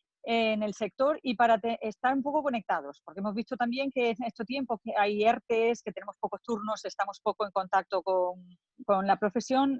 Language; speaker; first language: Spanish; native; Spanish